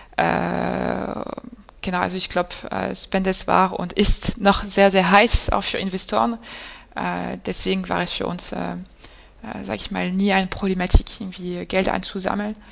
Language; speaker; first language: German; non-native, fluent; French